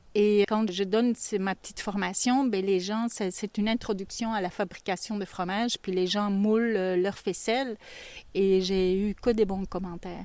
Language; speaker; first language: French; native; French